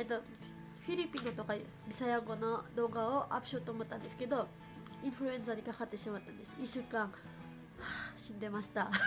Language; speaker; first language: Japanese; non-native, fluent; Filipino